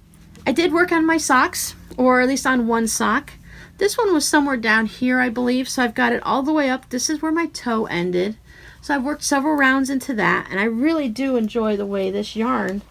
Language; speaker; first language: English; native; English